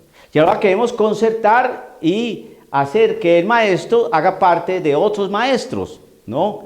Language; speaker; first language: Spanish; native; Spanish